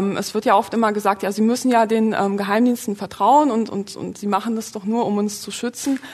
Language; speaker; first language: German; early bilingual, other home language; Polish